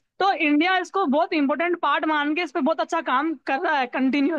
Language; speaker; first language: Hindi; native; Hindi